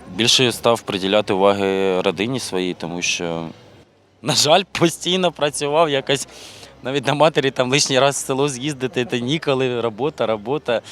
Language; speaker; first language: Ukrainian; native; Ukrainian